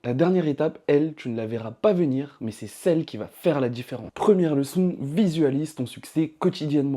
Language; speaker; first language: French; native; French